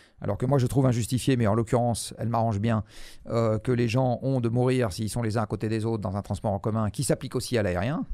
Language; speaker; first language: French; native; French